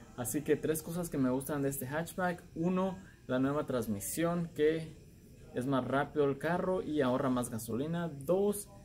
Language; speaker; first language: Spanish; early bilingual, heritage; Spanish